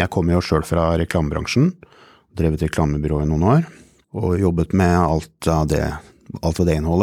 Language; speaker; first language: Norwegian; native; Norwegian